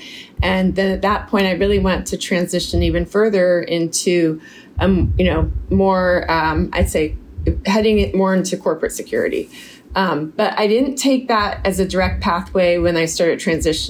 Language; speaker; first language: English; native; English